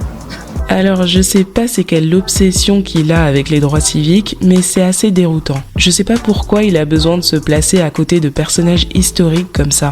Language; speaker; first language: French; native; French